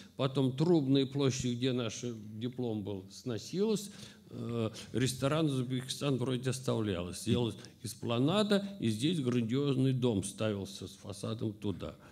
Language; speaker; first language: Russian; native; Russian